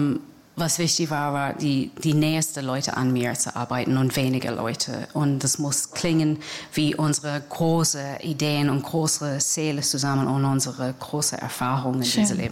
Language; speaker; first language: German; non-native, fluent; English